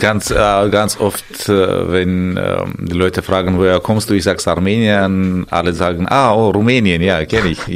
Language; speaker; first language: German; non-native, fluent; Armenian